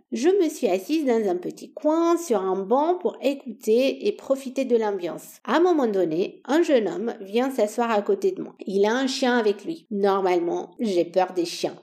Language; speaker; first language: French; non-native, fluent; Romanian